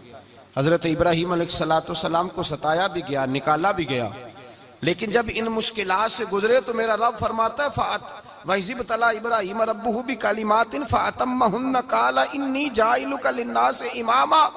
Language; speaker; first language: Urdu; non-native, local second language; Punjabi